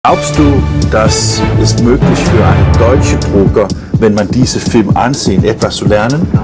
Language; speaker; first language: German; non-native, learner; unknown